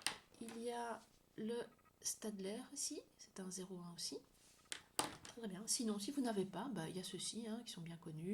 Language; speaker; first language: French; native; French